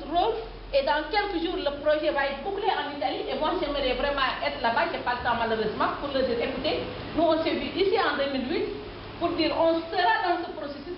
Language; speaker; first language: French; non-native, local second language; Wolof